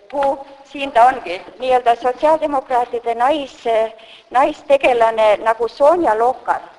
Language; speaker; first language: Estonian; native; Estonian